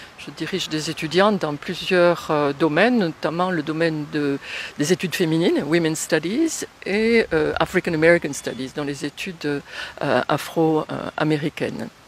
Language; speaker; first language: French; native; French